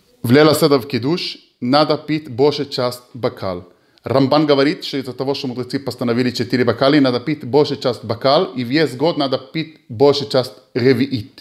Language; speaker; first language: Russian; early bilingual, heritage; Hebrew